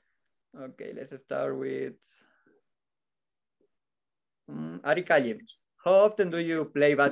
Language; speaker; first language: English; non-native, learner; Spanish